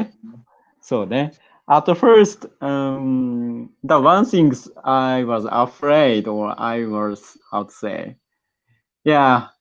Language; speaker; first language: English; non-native, learner; Japanese